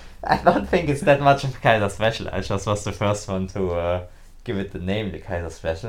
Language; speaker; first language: English; non-native, fluent; German